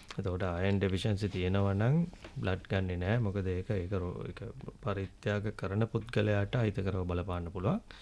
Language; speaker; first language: Sinhala; native; Sinhala